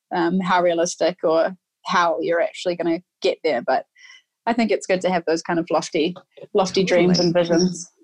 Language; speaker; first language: English; native; English